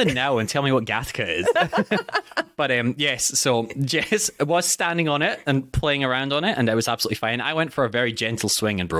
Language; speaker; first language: English; native; English